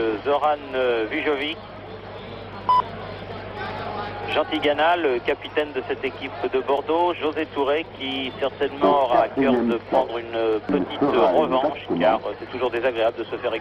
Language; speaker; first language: French; native; French